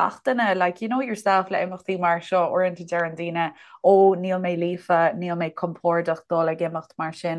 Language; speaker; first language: Irish; native; Irish